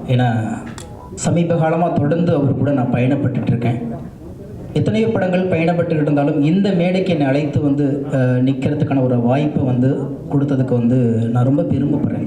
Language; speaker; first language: Tamil; native; Tamil